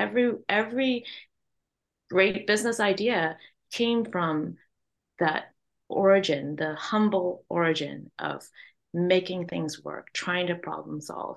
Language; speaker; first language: English; non-native, local second language; Cantonese